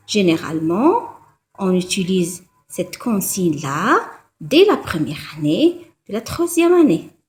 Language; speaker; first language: French; non-native, local second language; Arabic